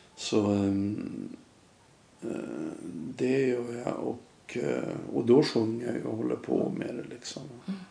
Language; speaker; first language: Swedish; native; Swedish